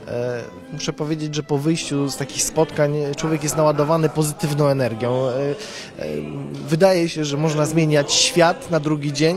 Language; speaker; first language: Polish; native; Polish